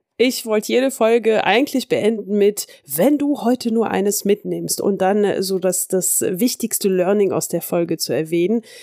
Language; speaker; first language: German; early bilingual, heritage; French